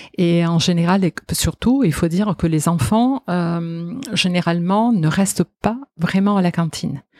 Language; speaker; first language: French; non-native, fluent; Italian